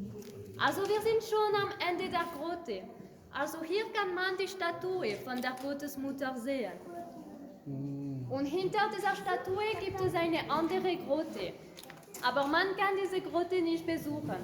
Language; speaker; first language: German; non-native, local second language; French